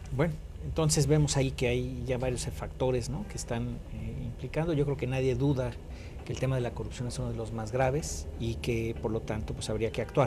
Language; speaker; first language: Spanish; native; Spanish